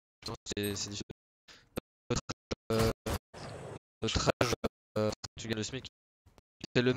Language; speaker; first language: French; native; French